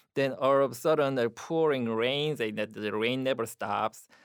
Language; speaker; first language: English; non-native, fluent; Korean